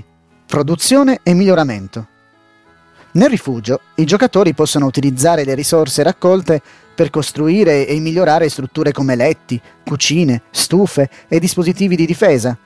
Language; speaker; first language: Italian; native; Italian